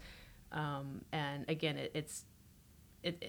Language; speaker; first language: English; native; English